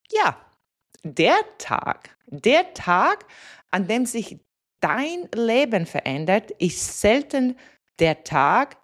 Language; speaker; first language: German; non-native, fluent; Latvian